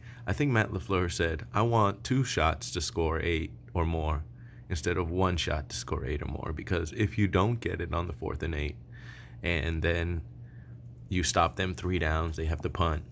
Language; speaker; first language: English; native; English